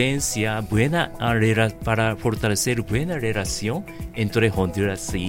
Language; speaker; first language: Spanish; non-native, learner; Japanese